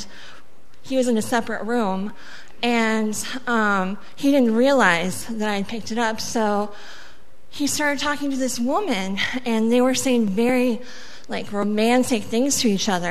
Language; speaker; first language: English; early bilingual, other home language; Spanish